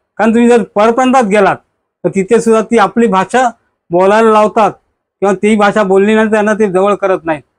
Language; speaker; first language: Marathi; native; Marathi